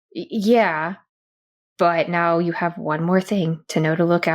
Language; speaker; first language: English; native; English